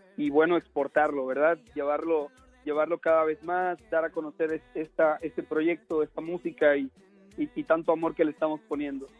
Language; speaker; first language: Spanish; native; Spanish